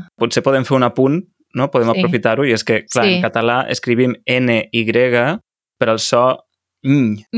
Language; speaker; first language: Catalan; native; Catalan